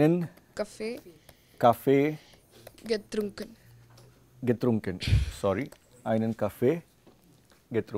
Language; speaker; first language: German; non-native, fluent; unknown